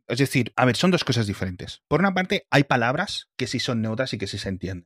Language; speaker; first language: Spanish; native; Spanish